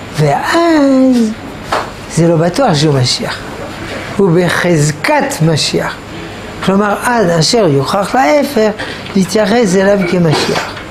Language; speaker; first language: Hebrew; non-native, fluent; French